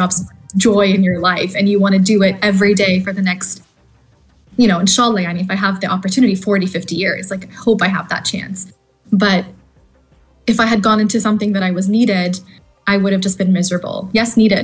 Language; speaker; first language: English; native; English